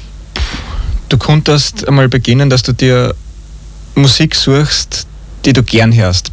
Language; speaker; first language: German; native; German